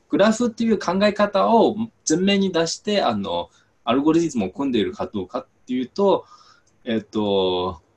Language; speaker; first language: Japanese; non-native, fluent; Chinese